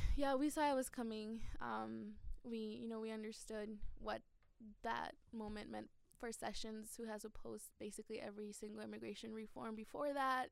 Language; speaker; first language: English; early bilingual, other home language; Spanish